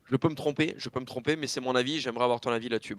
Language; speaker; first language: French; native; French